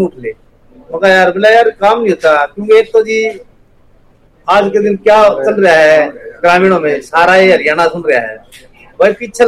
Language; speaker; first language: Hindi; native; Hindi